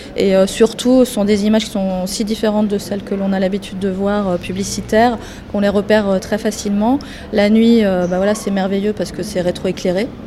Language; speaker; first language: French; native; French